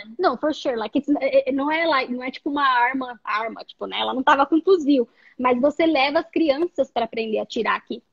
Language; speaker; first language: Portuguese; native; Portuguese